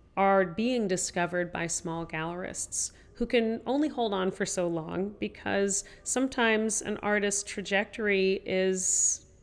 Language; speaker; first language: English; native; English